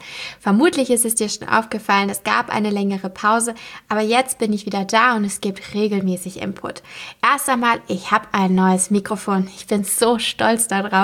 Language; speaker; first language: German; native; German